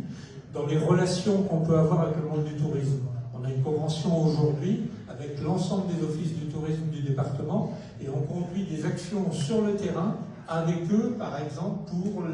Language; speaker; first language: French; native; French